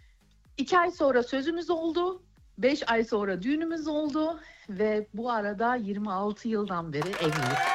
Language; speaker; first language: Turkish; early bilingual, other home language; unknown